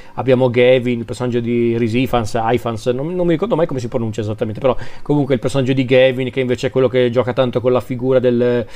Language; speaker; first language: Italian; native; Italian